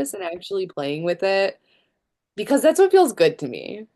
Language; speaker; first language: English; native; English